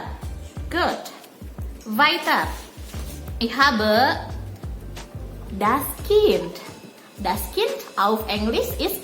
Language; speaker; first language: German; non-native, learner; Indonesian